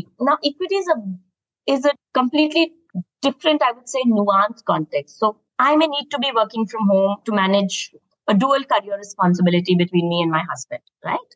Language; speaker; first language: English; non-native, local second language; Hindi